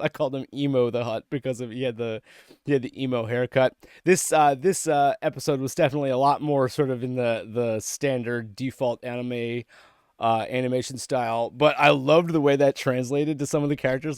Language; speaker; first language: English; native; English